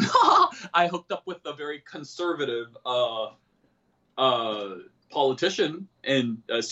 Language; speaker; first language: English; early bilingual, other home language; Korean